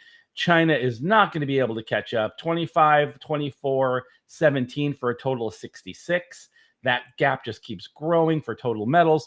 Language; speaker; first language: English; native; English